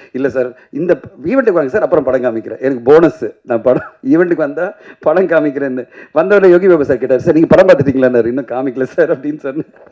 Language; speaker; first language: Tamil; native; Tamil